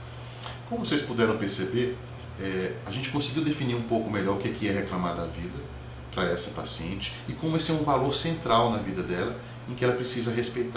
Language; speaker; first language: Portuguese; native; Portuguese